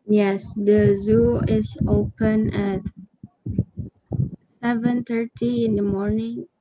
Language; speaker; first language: English; non-native, learner; Indonesian